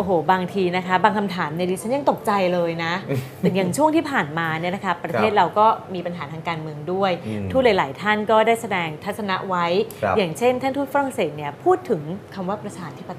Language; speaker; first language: Thai; native; Thai